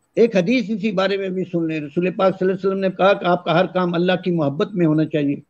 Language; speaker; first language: Urdu; non-native, local second language; Punjabi